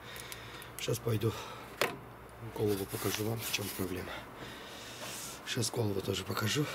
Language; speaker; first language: Russian; non-native, fluent; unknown